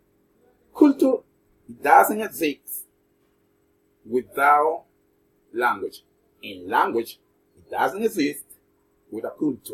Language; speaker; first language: English; non-native, learner; Spanish